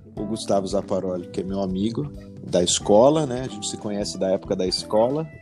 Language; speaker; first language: Portuguese; native; Portuguese